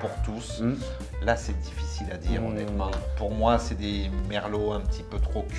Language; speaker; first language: French; native; French